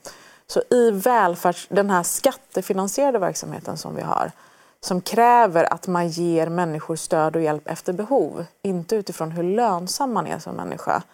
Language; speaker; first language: Swedish; early bilingual, other home language; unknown